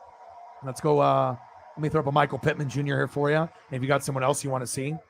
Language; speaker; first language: English; native; English